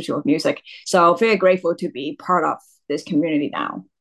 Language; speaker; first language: English; non-native, local second language; Cantonese